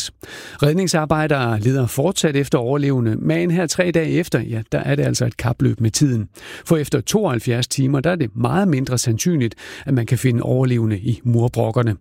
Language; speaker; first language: Danish; native; Danish